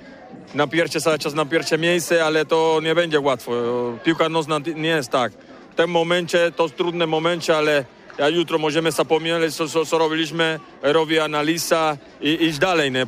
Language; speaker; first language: Polish; non-native, learner; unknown